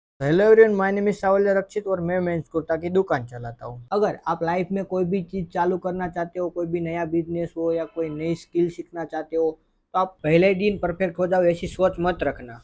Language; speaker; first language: Hindi; non-native, local second language; Gujarati